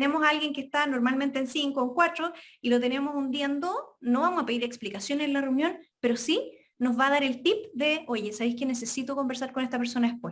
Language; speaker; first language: Spanish; native; Spanish